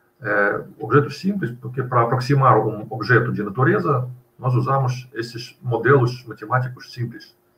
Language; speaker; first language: Portuguese; non-native, fluent; Russian